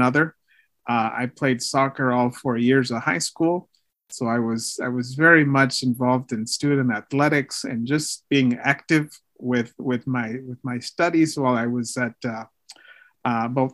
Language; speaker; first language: English; early bilingual, other home language; Spanish